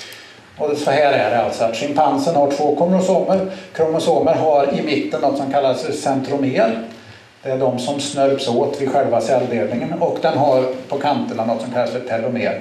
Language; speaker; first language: Swedish; native; Swedish